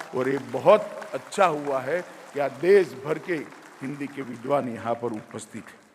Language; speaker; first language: Hindi; non-native, local second language; Gujarati